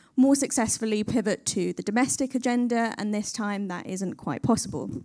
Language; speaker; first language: English; native; English